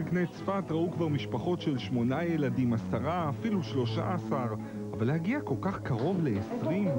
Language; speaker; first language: Hebrew; native; Hebrew